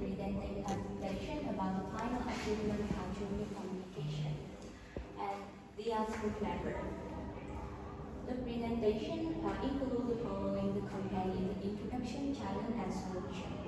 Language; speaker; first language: English; non-native, learner; Vietnamese